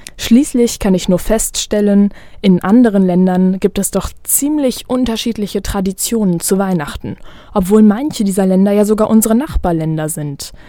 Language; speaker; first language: German; native; German